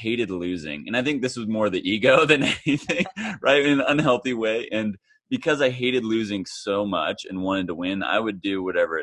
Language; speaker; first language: English; native; English